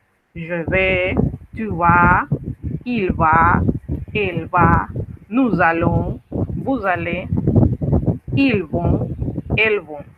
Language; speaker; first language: French; non-native, fluent; Spanish